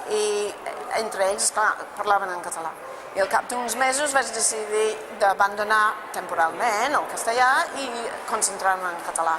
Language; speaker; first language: Catalan; non-native, fluent; English